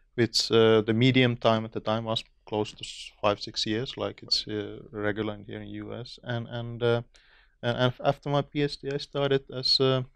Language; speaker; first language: English; non-native, fluent; Finnish